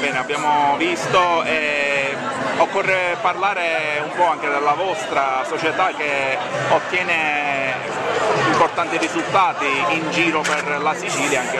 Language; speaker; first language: Italian; native; Italian